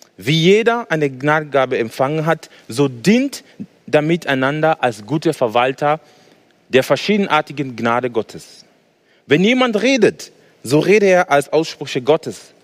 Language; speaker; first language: German; non-native, fluent; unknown